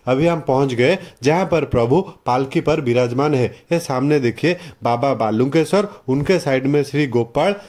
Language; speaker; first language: Hindi; non-native, local second language; Odia